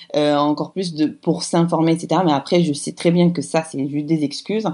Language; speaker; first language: French; non-native, local second language; Arabic